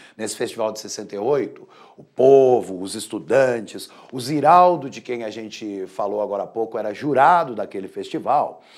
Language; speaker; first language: Portuguese; native; Portuguese